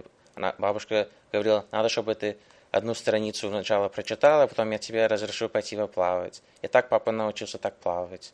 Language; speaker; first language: Russian; early bilingual, heritage; English